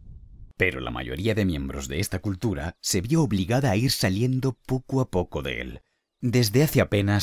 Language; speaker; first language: Spanish; native; Spanish